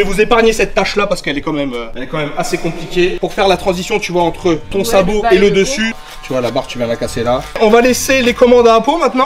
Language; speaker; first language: French; native; French